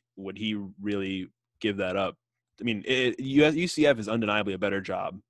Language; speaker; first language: English; native; English